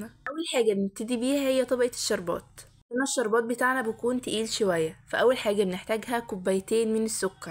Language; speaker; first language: Arabic; native; Arabic